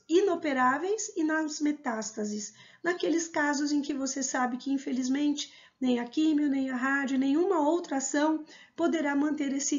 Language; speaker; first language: Portuguese; native; Portuguese